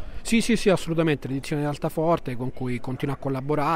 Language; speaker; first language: Italian; native; Italian